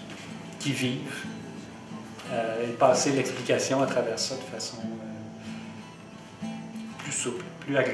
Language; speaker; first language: French; native; French